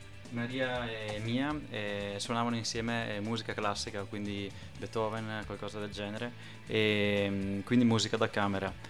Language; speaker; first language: Italian; native; Italian